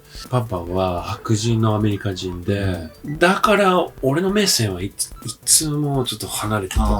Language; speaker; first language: Japanese; early bilingual, heritage; English